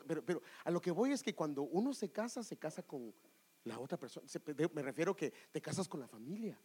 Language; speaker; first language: Spanish; native; Spanish